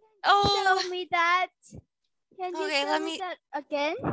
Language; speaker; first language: English; non-native, learner; Vietnamese